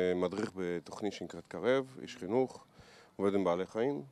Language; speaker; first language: Hebrew; early bilingual, other home language; Russian